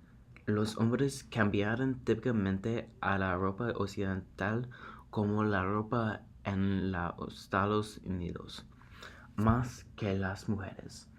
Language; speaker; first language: Spanish; non-native, learner; English